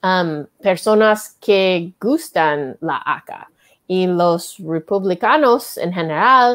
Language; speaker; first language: Spanish; non-native, learner; English